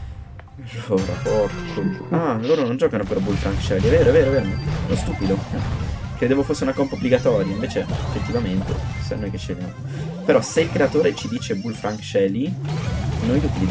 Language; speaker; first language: Italian; native; Italian